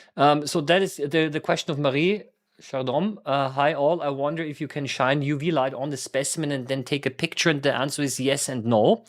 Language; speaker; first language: English; non-native, fluent; German